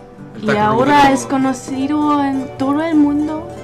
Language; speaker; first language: Spanish; non-native, learner; German